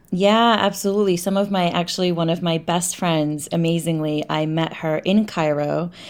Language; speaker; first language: English; native; English